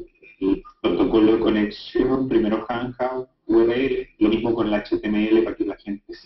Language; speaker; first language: Spanish; native; Spanish